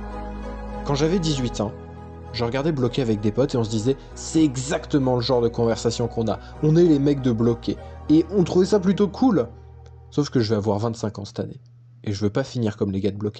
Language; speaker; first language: French; native; French